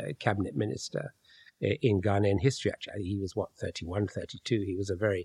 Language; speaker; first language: English; native; English